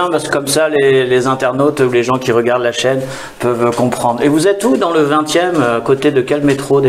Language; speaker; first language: French; native; French